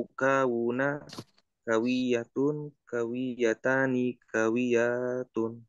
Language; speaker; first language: Arabic; non-native, learner; Indonesian